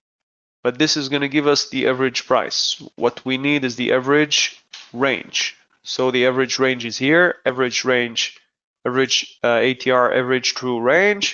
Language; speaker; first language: English; non-native, fluent; Hebrew